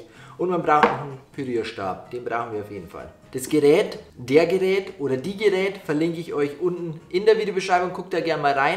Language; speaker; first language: German; native; German